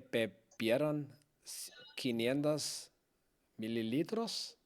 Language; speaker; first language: Spanish; non-native, learner; Danish